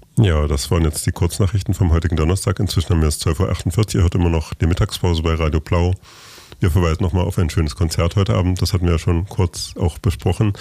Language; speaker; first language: German; native; German